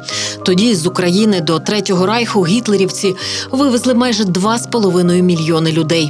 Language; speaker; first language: Ukrainian; native; Ukrainian